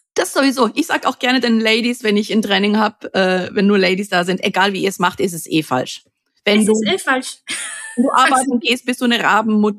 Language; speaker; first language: German; native; German